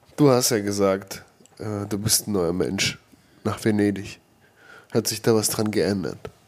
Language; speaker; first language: German; native; German